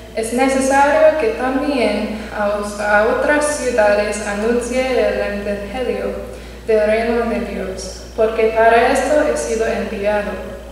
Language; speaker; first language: Spanish; non-native, learner; English